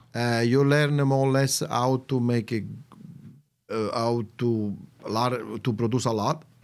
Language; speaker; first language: English; non-native, learner; Italian